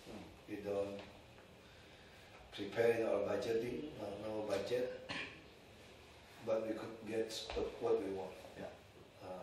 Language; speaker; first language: English; non-native, learner; Indonesian